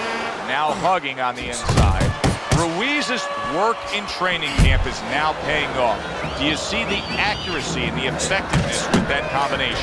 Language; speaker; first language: English; native; English